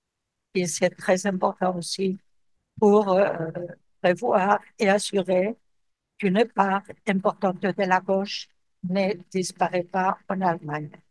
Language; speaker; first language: French; non-native, fluent; Spanish